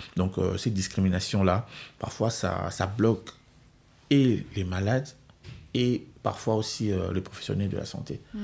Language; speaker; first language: French; non-native, local second language; Lingala